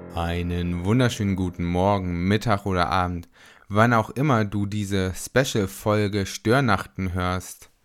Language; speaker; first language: German; native; German